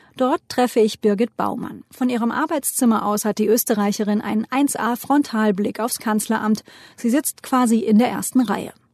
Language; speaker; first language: German; early bilingual, other home language; Turkish